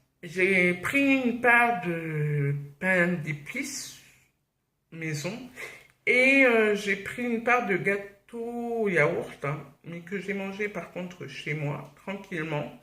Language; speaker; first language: French; native; French